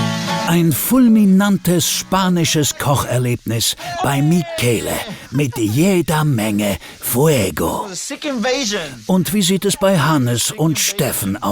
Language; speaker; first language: German; native; German